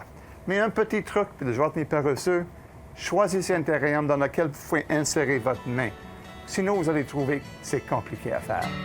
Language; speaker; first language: French; native; French